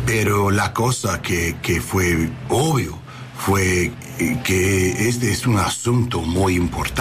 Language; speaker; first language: Spanish; non-native, learner; English